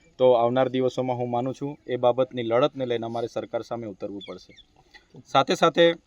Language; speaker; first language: Gujarati; non-native, local second language; Bhili